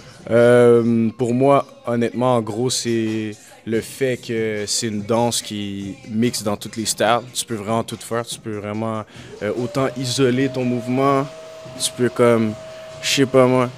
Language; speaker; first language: French; native; French